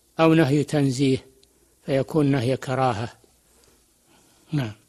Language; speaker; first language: Arabic; native; Arabic